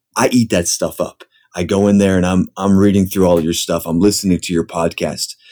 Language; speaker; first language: English; native; English